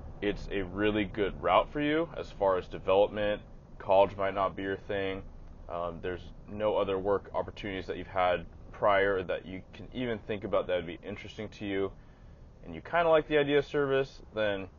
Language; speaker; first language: English; native; English